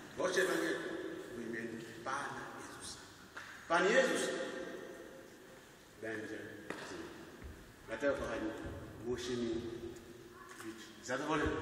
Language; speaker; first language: Polish; non-native, learner; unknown